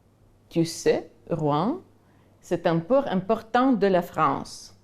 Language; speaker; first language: French; non-native, fluent; Ukrainian